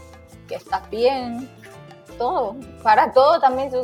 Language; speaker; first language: Spanish; native; Spanish